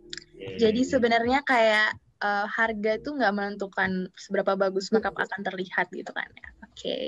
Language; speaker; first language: Indonesian; native; Indonesian